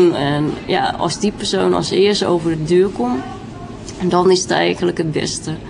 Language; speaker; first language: Dutch; early bilingual, other home language; Vietnamese